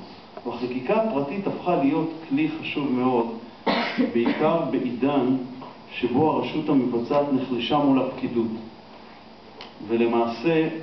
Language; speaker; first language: Hebrew; native; Hebrew